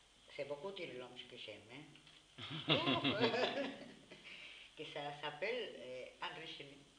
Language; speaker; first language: French; non-native, learner; Spanish